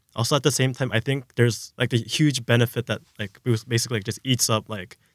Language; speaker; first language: English; early bilingual, other home language; Korean